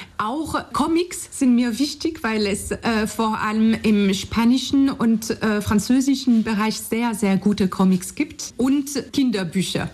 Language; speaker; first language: German; non-native, fluent; French